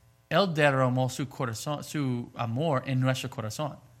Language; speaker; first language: Spanish; non-native, fluent; English